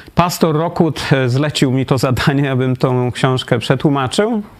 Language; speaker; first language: Polish; native; Polish